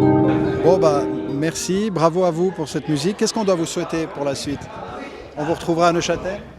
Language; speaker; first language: French; native; French